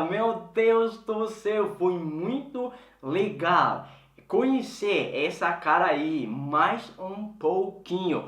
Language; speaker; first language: Portuguese; non-native, fluent; Swedish